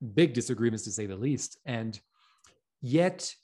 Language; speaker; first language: English; non-native, fluent; French